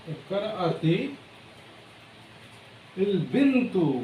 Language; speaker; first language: Arabic; non-native, fluent; Bangla